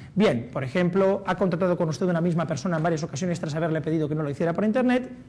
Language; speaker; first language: Spanish; native; Spanish